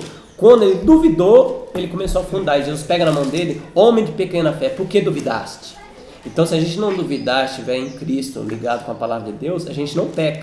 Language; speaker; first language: Portuguese; native; Portuguese